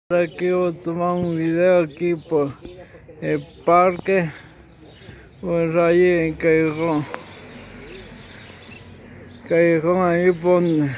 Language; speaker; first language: Spanish; non-native, local second language; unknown